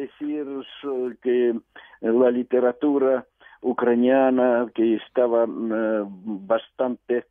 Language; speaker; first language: Spanish; non-native, fluent; Russian